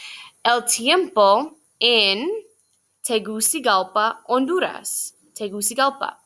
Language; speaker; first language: Spanish; non-native, fluent; English